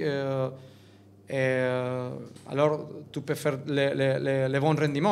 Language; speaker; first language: French; non-native, learner; Catalan